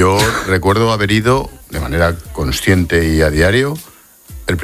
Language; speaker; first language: Spanish; native; Spanish